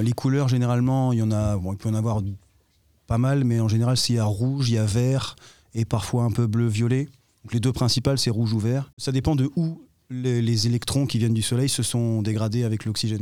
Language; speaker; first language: French; native; French